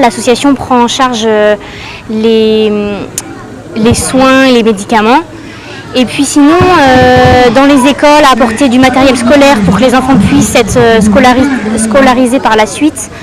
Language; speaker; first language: French; native; French